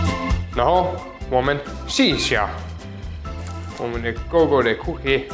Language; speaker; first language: Chinese; non-native, learner; German